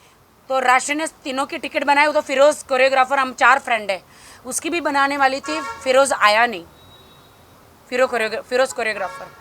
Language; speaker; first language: Hindi; native; Hindi